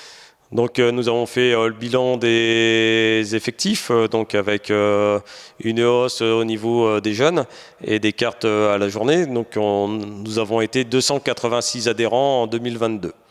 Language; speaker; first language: French; native; French